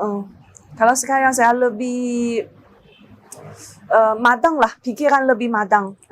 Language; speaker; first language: Indonesian; non-native, learner; Chinese